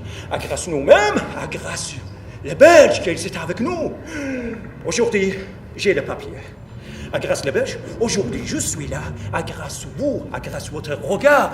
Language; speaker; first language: French; non-native, learner; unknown